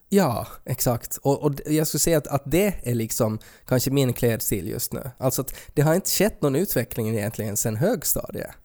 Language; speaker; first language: Swedish; native; Swedish